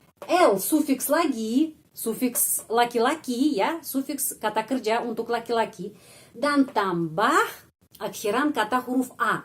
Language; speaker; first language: Indonesian; non-native, fluent; Russian